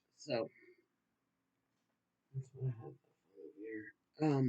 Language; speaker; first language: English; native; English